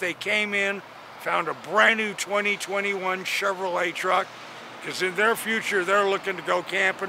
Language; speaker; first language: English; native; English